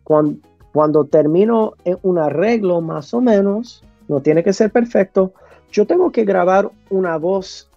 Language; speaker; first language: Spanish; early bilingual, heritage; English